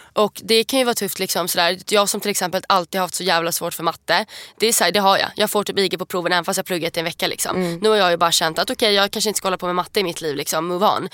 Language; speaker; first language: Swedish; native; Swedish